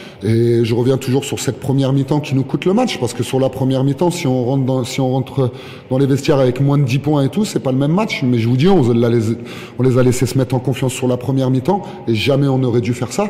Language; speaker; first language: French; native; French